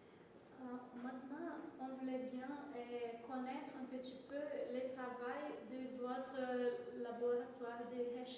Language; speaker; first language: French; non-native, fluent; Portuguese